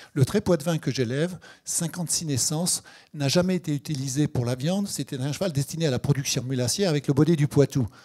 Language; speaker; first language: French; native; French